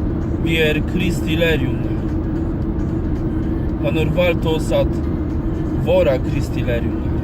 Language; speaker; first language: Swedish; non-native, learner; Polish